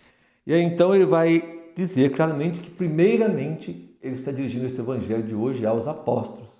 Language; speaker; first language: Portuguese; native; Portuguese